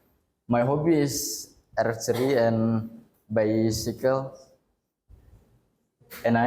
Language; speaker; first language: English; non-native, learner; Indonesian